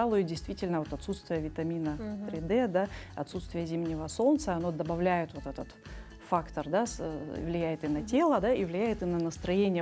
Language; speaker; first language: Russian; native; Russian